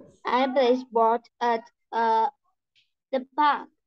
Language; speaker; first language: English; non-native, learner; Vietnamese